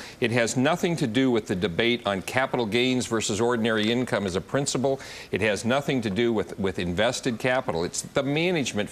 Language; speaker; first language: English; native; English